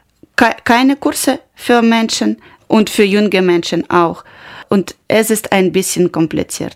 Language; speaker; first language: German; non-native, learner; Ukrainian